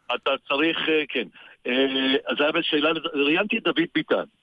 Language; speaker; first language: Hebrew; early bilingual, other home language; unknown